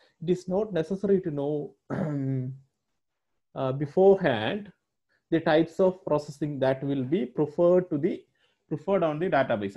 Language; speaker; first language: English; non-native, local second language; Malayalam